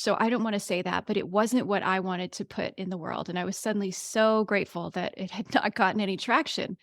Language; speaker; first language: English; native; English